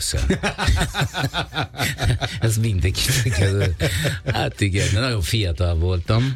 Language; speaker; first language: Hungarian; non-native, fluent; Italian